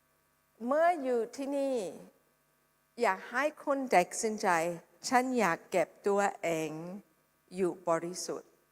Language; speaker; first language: Thai; non-native, fluent; English